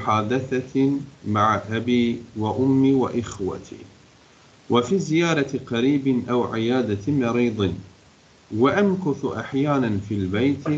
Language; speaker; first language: Arabic; non-native, fluent; Turkish